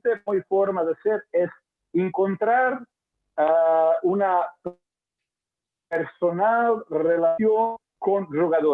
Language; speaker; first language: Portuguese; non-native, learner; Croatian